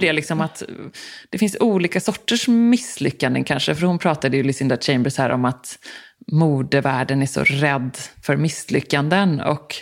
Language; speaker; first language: Swedish; native; Swedish